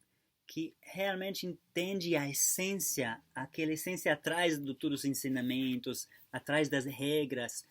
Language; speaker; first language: Portuguese; non-native, fluent; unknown